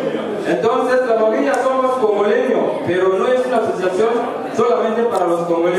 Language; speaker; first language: Spanish; non-native, learner; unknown